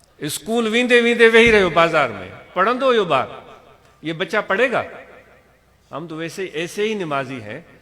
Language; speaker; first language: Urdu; non-native, local second language; Sindhi